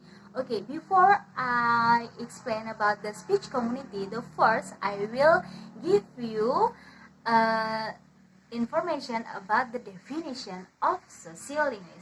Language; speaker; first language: English; non-native, learner; Indonesian